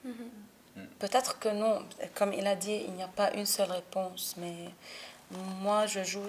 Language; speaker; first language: French; non-native, local second language; Arabic